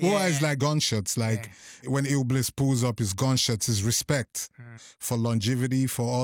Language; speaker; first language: English; non-native, local second language; Igbo